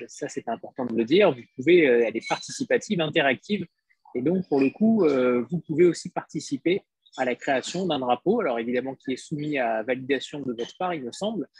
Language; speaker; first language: French; native; French